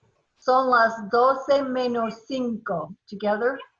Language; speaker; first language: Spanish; non-native, fluent; English